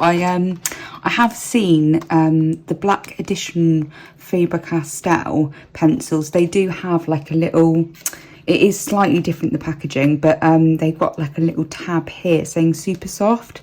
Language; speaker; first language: English; native; English